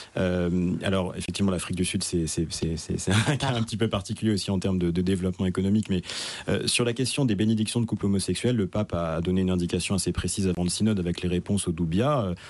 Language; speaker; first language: French; native; French